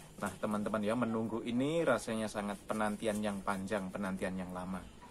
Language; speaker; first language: Indonesian; native; Indonesian